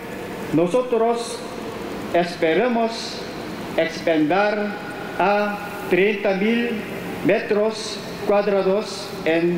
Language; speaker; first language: Spanish; non-native, learner; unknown